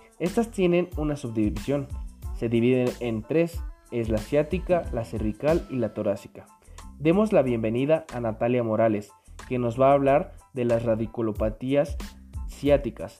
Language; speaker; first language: Spanish; native; Spanish